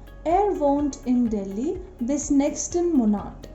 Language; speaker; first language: German; non-native, fluent; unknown